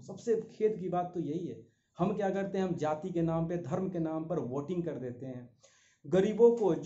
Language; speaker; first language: Hindi; native; Hindi